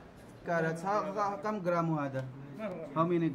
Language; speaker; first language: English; non-native, learner; Filipino